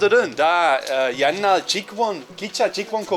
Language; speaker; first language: Korean; non-native, learner; Dutch